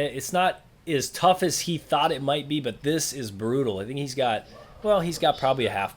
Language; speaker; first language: English; native; English